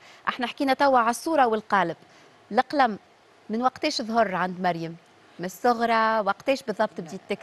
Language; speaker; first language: Arabic; native; Arabic